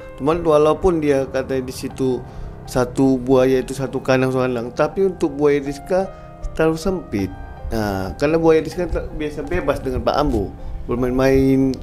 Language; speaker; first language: Indonesian; native; Indonesian